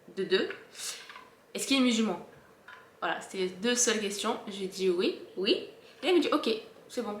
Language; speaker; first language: French; early bilingual, other home language; Arabic